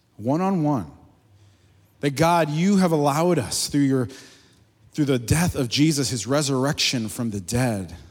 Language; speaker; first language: English; native; English